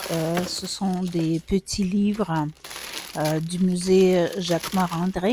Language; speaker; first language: French; non-native, fluent; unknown